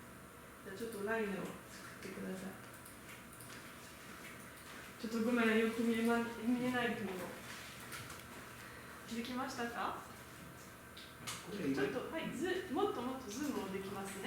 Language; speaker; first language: Japanese; non-native, learner; French